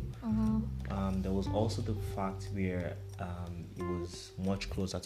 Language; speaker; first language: English; non-native, local second language; Yoruba